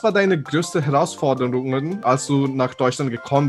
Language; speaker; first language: German; non-native, fluent; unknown